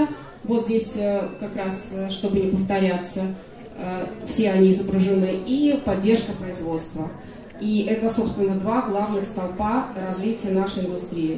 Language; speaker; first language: Russian; native; Russian